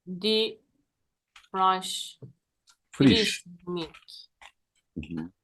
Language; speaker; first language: German; non-native, learner; Turkish